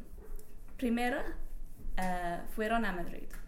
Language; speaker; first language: Spanish; non-native, learner; English